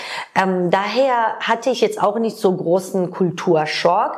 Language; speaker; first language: German; non-native, fluent; Georgian